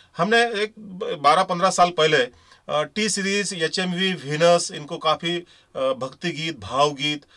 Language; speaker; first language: Hindi; non-native, local second language; Marathi